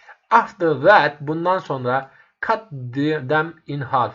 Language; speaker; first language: English; non-native, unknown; Turkish